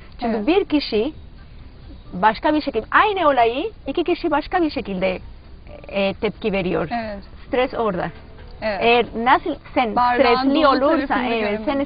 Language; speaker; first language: Turkish; non-native, learner; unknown